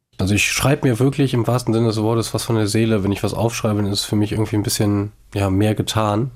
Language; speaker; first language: German; native; German